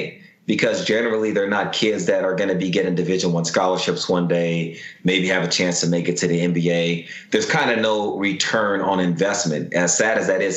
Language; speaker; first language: English; native; English